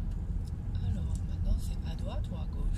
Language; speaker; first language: French; non-native, learner; Chinese